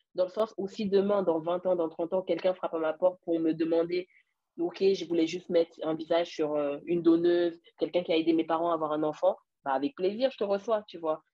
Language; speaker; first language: French; early bilingual, other home language; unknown